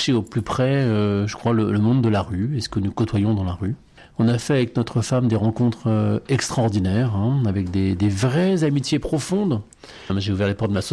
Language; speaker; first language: French; native; French